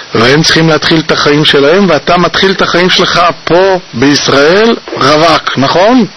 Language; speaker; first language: Hebrew; native; Hebrew